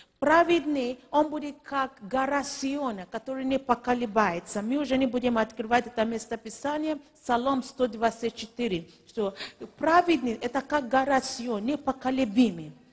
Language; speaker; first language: Russian; non-native, fluent; Yoruba